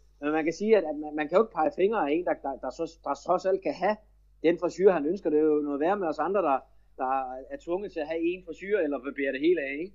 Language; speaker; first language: Danish; native; Danish